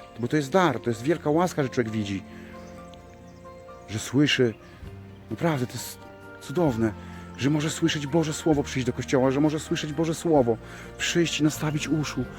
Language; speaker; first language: Polish; native; Polish